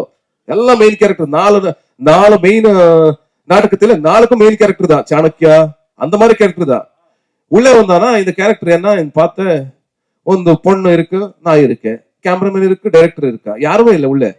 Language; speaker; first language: Tamil; non-native, learner; Kannada